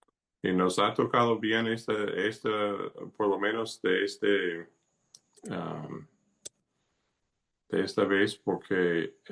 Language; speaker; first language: Spanish; early bilingual, heritage; Spanish